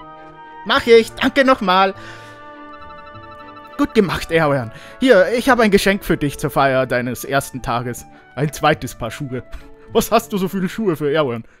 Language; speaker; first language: German; native; German